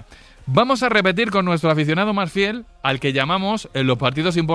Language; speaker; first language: Spanish; native; Spanish